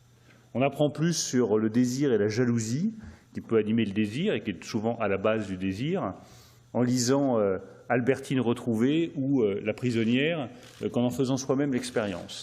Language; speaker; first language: French; native; French